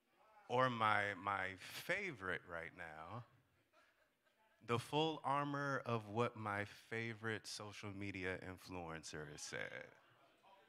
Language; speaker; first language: English; native; English